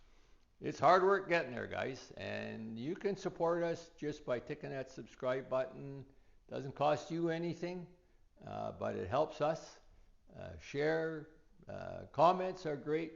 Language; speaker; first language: English; native; English